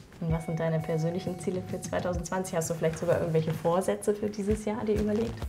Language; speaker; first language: German; native; German